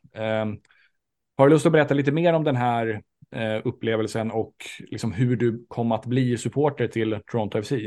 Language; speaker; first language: Swedish; native; Swedish